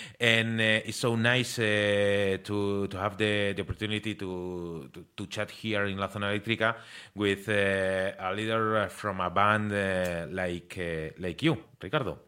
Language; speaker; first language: English; non-native, learner; Spanish